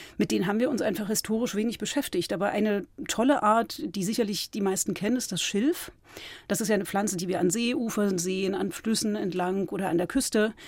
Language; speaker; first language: German; native; German